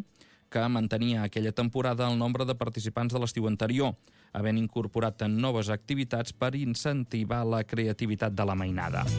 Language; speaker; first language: Catalan; native; Catalan